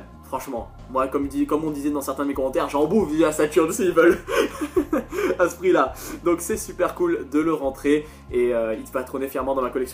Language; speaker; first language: French; native; French